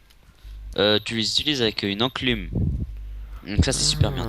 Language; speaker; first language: French; native; French